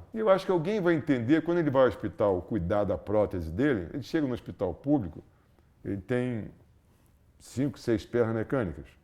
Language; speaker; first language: Portuguese; native; Portuguese